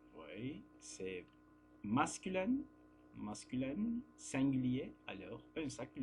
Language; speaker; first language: French; non-native, fluent; Turkish